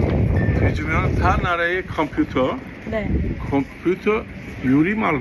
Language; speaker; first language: Korean; non-native, learner; Uzbek